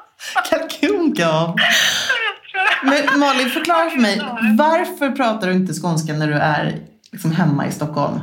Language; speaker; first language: Swedish; native; Swedish